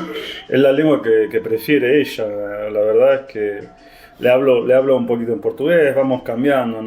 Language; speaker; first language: Spanish; non-native, fluent; Portuguese